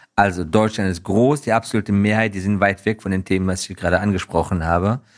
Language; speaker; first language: German; non-native, fluent; Persian